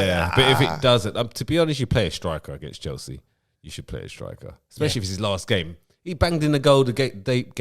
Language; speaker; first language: English; native; English